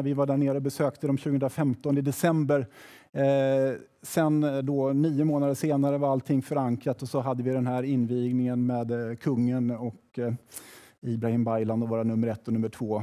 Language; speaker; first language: Swedish; native; Swedish